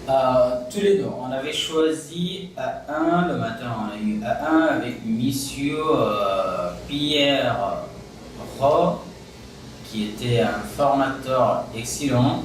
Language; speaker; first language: French; non-native, fluent; Pashto